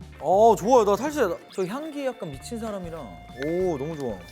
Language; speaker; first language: Korean; native; Korean